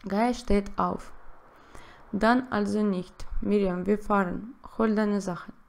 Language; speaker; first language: German; non-native, learner; Russian